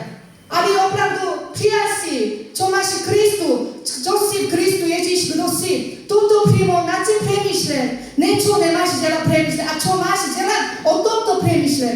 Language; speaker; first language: Czech; non-native, fluent; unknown